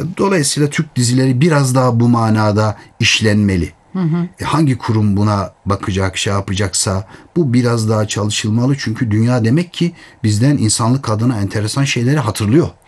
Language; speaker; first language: Turkish; native; Turkish